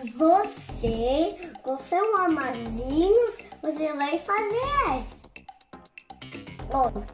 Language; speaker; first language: Portuguese; early bilingual, other home language; French